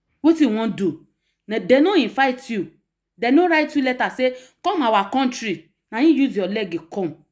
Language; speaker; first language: Nigerian Pidgin; non-native, local second language; Yoruba